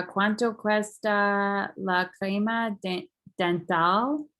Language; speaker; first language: Spanish; non-native, learner; English